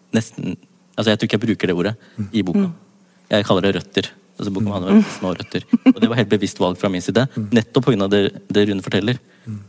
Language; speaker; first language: Norwegian; native; Norwegian